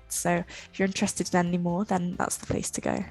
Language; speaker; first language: English; native; English